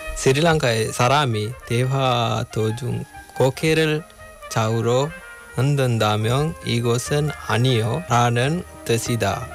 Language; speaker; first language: Korean; non-native, learner; Sinhala